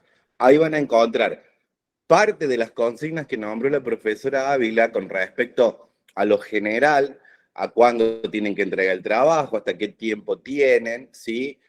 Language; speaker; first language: Spanish; native; Spanish